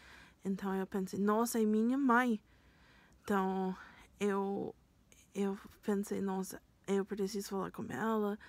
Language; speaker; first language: Portuguese; non-native, learner; English